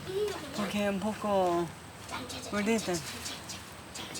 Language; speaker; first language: Spanish; non-native, learner; English